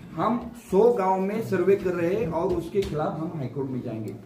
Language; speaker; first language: Hindi; non-native, local second language; Marathi